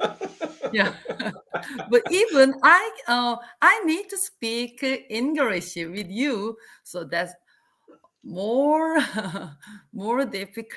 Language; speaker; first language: English; non-native, learner; Korean